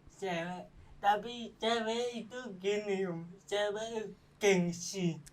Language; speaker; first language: Indonesian; native; Indonesian